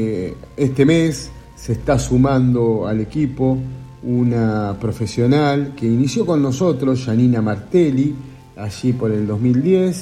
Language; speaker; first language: Spanish; native; Spanish